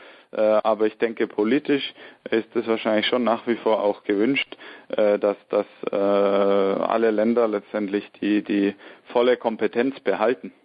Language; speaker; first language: German; native; German